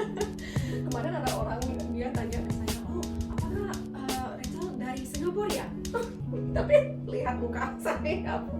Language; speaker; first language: Indonesian; non-native, fluent; English